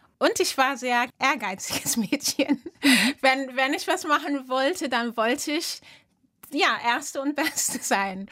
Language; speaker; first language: German; early bilingual, other home language; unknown